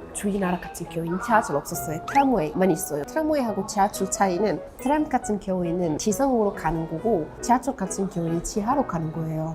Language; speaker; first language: Korean; non-native, fluent; Arabic